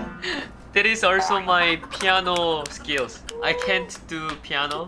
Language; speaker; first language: English; non-native, learner; Korean